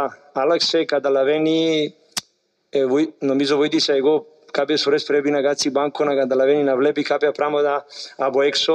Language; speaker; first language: Greek; non-native, learner; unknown